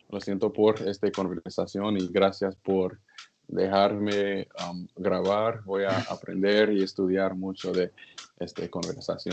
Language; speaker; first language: Spanish; non-native, learner; English